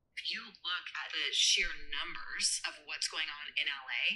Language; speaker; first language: English; native; English